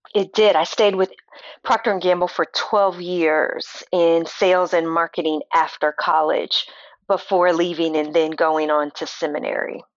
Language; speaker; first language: English; native; English